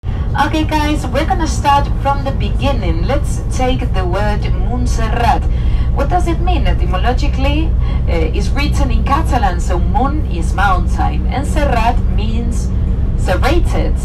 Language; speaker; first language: English; non-native, fluent; Spanish